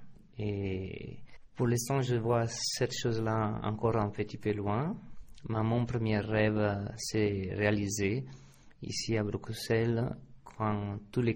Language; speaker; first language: French; non-native, fluent; Italian